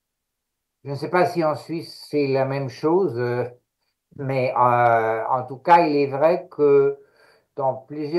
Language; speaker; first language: French; non-native, fluent; Greek